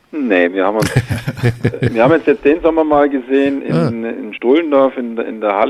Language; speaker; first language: German; native; German